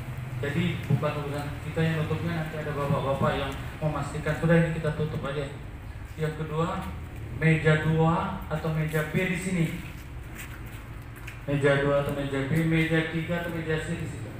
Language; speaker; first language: Indonesian; native; Indonesian